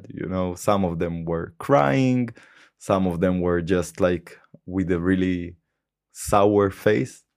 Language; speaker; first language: English; non-native, fluent; Hebrew